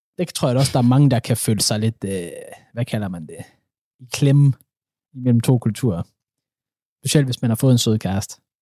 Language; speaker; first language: Danish; early bilingual, other home language; Somali